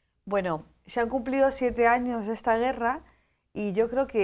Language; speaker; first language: Spanish; native; Spanish